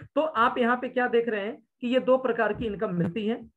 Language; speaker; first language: Hindi; native; Hindi